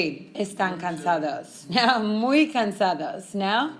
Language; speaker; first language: Spanish; non-native, fluent; English